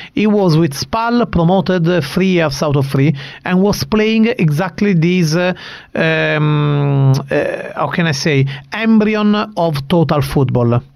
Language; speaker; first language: English; non-native, fluent; Italian